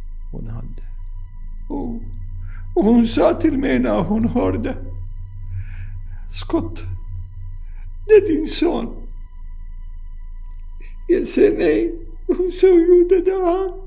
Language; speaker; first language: Swedish; non-native, learner; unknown